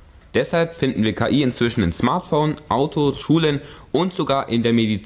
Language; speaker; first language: German; native; German